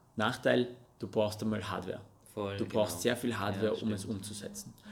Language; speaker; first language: German; non-native, fluent; Russian